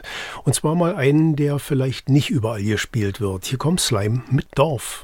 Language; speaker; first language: German; native; German